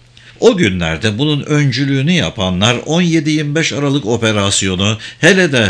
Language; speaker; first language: Turkish; native; Turkish